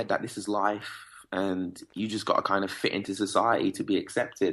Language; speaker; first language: English; native; English